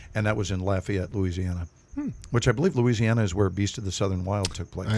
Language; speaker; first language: English; native; English